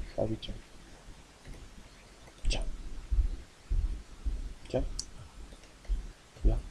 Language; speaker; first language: French; native; French